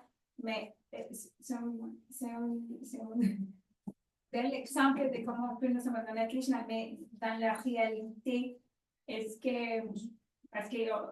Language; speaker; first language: French; non-native, fluent; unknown